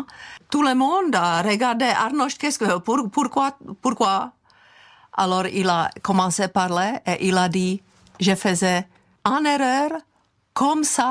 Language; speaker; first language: French; non-native, fluent; Czech